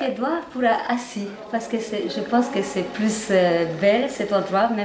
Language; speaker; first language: French; non-native, learner; Hungarian